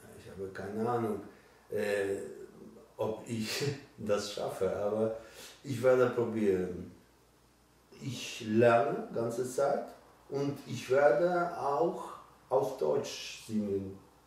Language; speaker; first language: German; non-native, learner; Polish